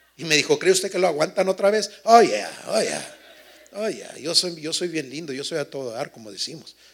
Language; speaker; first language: Spanish; early bilingual, heritage; Spanish